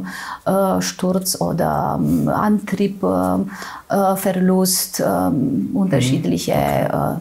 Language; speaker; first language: German; non-native, fluent; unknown